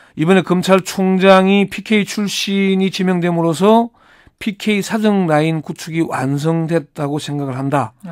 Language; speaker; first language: Korean; native; Korean